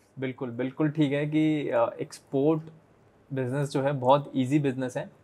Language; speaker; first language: Hindi; native; Hindi